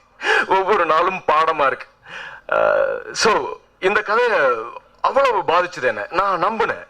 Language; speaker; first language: Tamil; native; Tamil